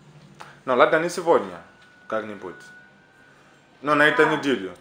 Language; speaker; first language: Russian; non-native, learner; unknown